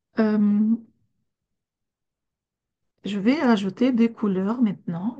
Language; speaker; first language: French; non-native, fluent; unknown